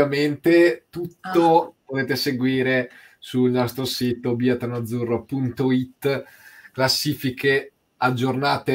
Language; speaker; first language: Italian; native; Italian